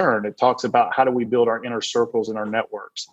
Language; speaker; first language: English; native; English